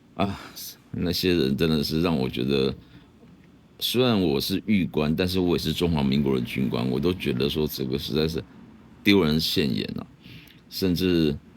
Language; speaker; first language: Chinese; native; Chinese